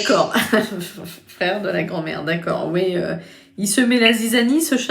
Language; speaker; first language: French; native; French